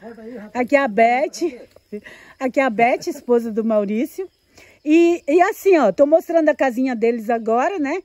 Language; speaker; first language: Portuguese; native; Portuguese